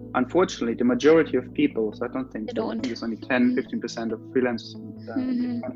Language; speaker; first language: English; non-native, fluent; German